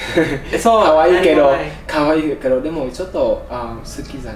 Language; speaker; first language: Japanese; non-native, learner; Vietnamese